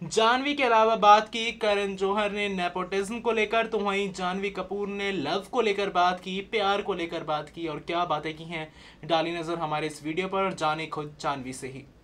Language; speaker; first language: Hindi; native; Hindi